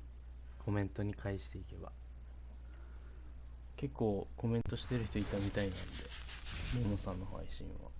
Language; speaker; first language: Japanese; native; Japanese